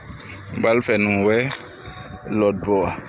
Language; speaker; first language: French; non-native, local second language; Haitian Creole